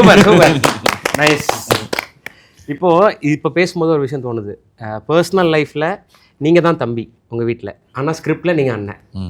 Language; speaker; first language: Tamil; native; Tamil